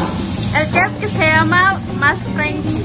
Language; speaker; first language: Spanish; non-native, learner; Indonesian